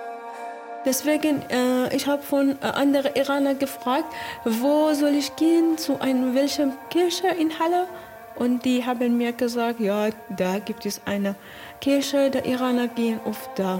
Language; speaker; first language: German; non-native, learner; Persian